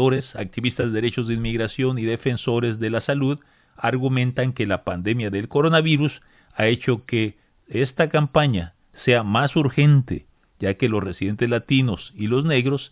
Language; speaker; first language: Spanish; native; Spanish